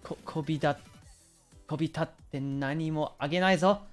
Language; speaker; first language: Japanese; early bilingual, other home language; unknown